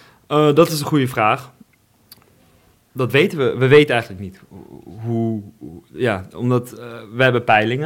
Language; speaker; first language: Dutch; non-native, fluent; Russian